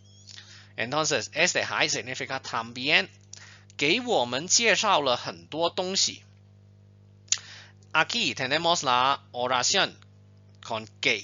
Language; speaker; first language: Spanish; non-native, fluent; Chinese